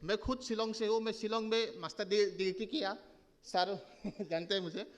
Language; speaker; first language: Hindi; non-native, local second language; Assamese